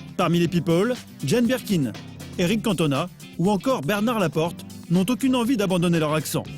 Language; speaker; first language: French; native; French